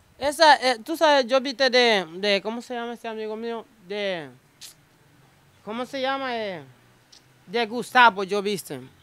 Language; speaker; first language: Spanish; non-native, learner; Haitian Creole